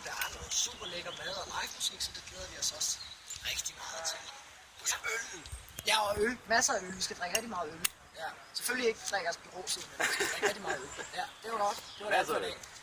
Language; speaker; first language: Danish; native; Danish